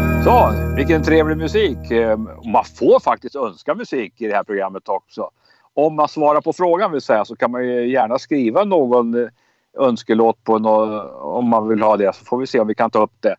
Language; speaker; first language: Swedish; native; Swedish